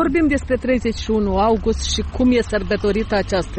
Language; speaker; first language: Romanian; native; Romanian